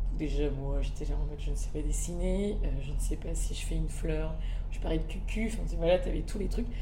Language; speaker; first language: French; early bilingual, other home language; Malagasy